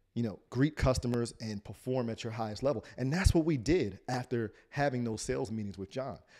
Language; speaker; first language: English; native; English